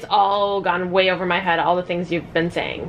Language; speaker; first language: English; native; English